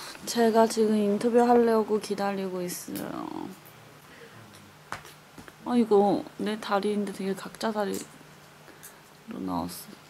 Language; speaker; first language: Korean; non-native, fluent; Chinese